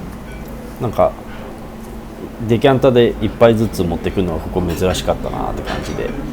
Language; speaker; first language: Japanese; native; Japanese